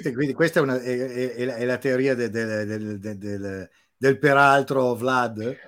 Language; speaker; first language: Italian; native; Italian